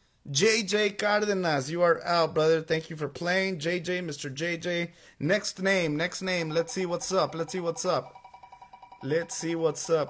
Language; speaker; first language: English; early bilingual, other home language; Spanish